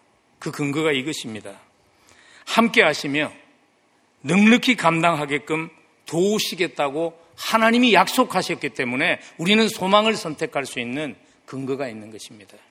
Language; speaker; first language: Korean; native; Korean